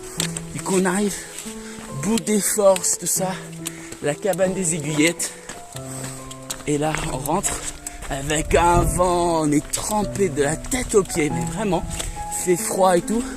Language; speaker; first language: French; native; French